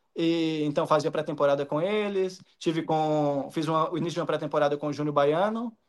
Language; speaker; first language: Portuguese; native; Portuguese